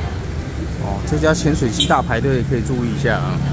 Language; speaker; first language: Chinese; native; Chinese